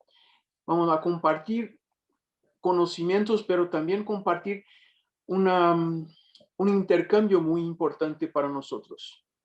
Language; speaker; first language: Spanish; non-native, fluent; Portuguese